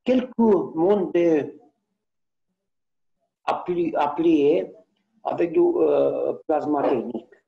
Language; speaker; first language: French; non-native, learner; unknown